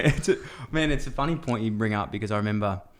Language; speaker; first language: English; native; English